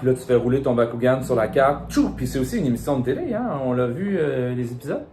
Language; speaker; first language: French; native; French